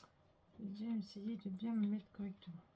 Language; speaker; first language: French; native; French